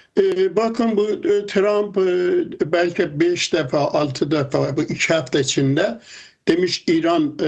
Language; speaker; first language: Turkish; non-native, fluent; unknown